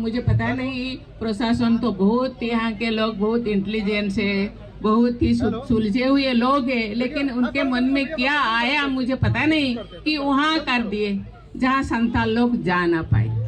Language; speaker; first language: Hindi; non-native, local second language; Santali